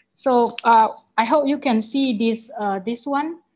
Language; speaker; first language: English; non-native, fluent; Indonesian